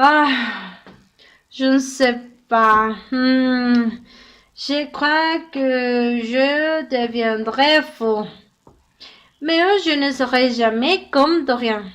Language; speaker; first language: French; non-native, learner; Spanish